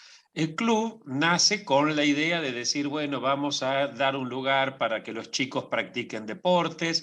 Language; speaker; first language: Spanish; native; Spanish